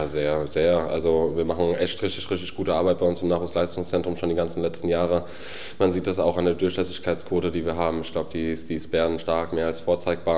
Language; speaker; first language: German; native; German